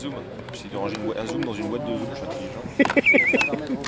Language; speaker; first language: French; native; French